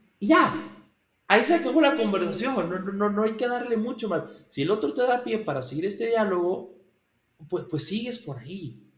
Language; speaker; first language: Spanish; native; Spanish